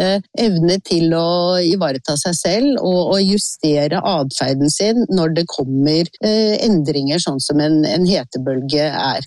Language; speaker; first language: Norwegian; native; Norwegian